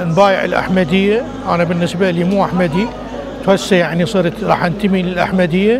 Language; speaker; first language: Arabic; native; Arabic